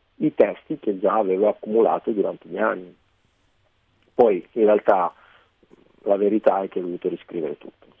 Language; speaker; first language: Italian; early bilingual, other home language; Serbian